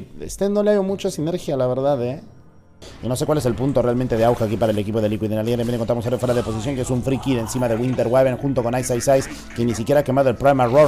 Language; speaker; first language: Spanish; native; Spanish